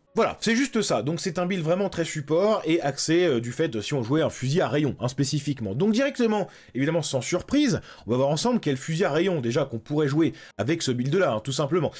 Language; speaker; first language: French; native; French